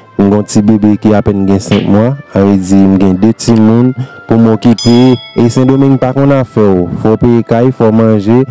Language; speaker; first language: Haitian Creole; native; Haitian Creole